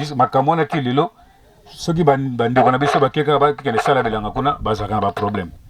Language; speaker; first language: Lingala; non-native, local second language; Kongo